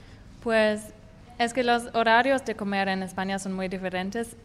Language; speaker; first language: Spanish; non-native, fluent; German